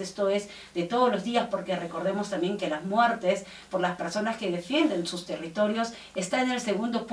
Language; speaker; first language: Spanish; native; Spanish